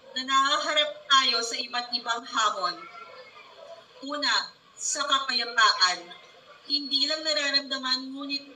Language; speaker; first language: Filipino; non-native, local second language; Cebuano